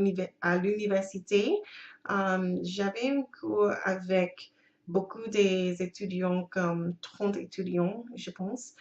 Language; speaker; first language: French; non-native, learner; English